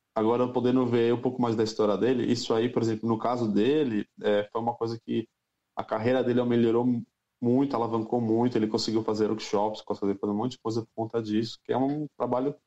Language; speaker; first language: Portuguese; native; Portuguese